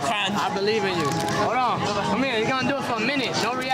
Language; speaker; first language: English; non-native, learner; Japanese